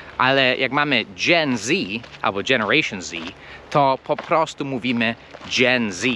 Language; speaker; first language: Polish; non-native, fluent; English